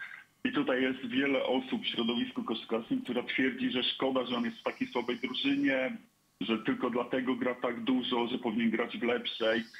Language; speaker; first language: Polish; native; Polish